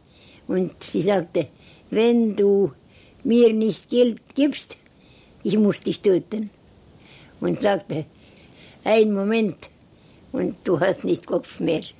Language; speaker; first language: German; non-native, learner; Estonian